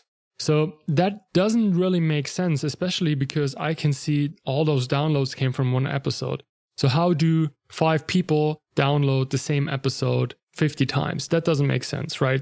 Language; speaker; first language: English; non-native, fluent; German